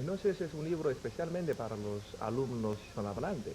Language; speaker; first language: Spanish; non-native, fluent; Chinese